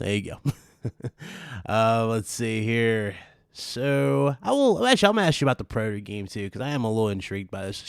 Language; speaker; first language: English; native; English